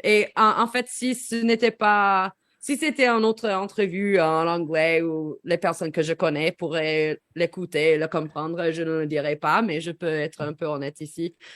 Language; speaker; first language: French; non-native, learner; English